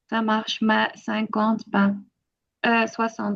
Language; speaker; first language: French; non-native, local second language; Dutch